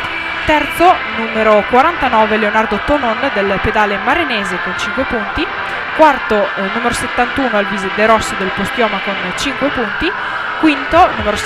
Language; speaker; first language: Italian; native; Italian